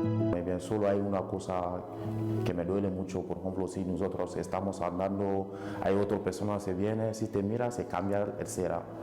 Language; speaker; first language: Spanish; non-native, learner; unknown